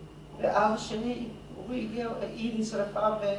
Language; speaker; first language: Hebrew; non-native, fluent; Hungarian